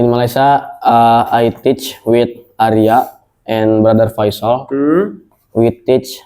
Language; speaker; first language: English; non-native, learner; Indonesian